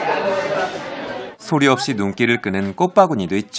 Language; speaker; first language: Korean; native; Korean